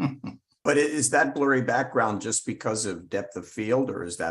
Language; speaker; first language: English; native; English